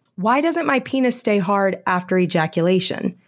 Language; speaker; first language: English; native; English